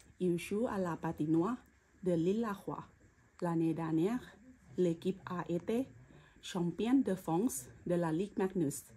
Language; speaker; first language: French; non-native, learner; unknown